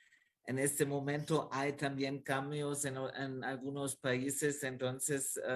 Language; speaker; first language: Spanish; non-native, fluent; German